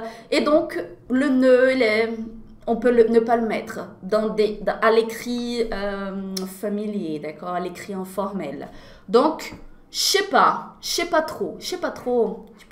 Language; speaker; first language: French; non-native, fluent; Portuguese